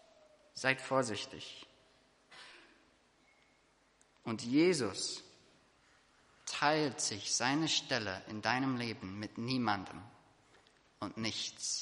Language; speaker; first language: German; non-native, fluent; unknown